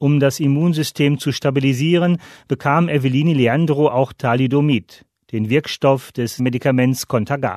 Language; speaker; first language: German; native; German